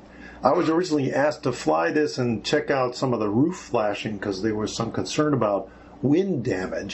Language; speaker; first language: English; native; English